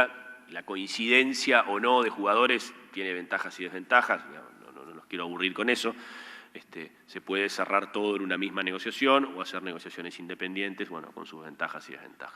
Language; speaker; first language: Spanish; native; Spanish